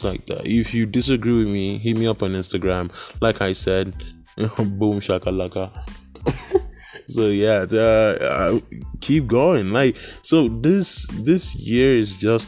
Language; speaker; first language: English; non-native, local second language; Yoruba